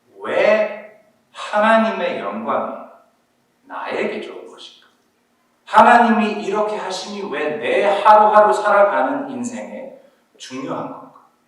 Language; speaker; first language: Korean; early bilingual, heritage; Korean